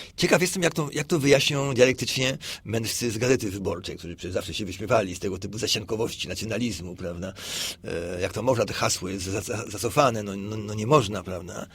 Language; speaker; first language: Polish; native; Polish